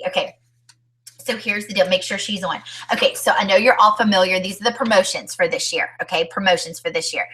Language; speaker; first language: English; native; English